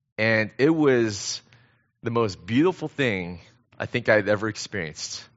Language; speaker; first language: English; early bilingual, other home language; Korean